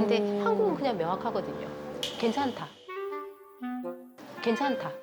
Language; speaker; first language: Korean; native; Korean